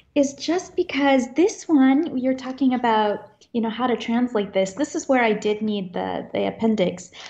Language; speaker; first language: English; early bilingual, other home language; Czech